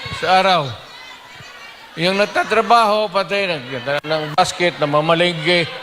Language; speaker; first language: Filipino; non-native, local second language; Cebuano